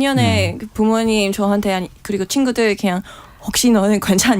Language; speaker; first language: Korean; non-native, fluent; English